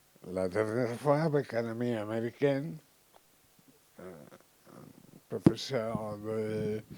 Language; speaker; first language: French; non-native, learner; Catalan